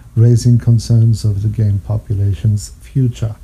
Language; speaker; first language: English; non-native, fluent; Norwegian